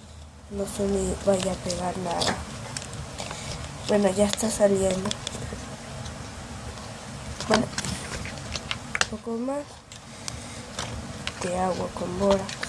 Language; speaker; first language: Spanish; native; Spanish